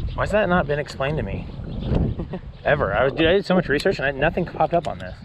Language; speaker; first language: English; native; English